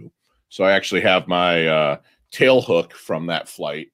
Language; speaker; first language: English; native; English